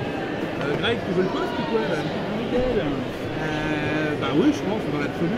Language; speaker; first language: French; native; French